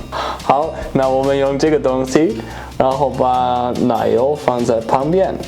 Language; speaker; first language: Chinese; non-native, fluent; German